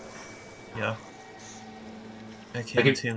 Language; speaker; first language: English; native; English